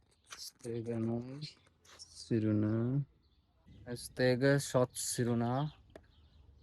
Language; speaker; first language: Armenian; non-native, learner; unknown